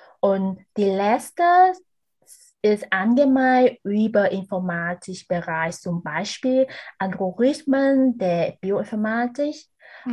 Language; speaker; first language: German; non-native, learner; Vietnamese